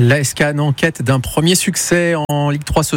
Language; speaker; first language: French; native; French